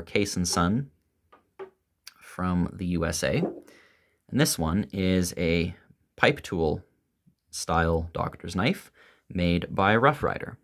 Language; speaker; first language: English; native; English